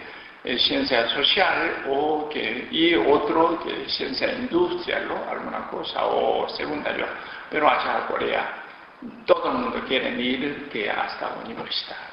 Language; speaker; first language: Spanish; non-native, learner; Korean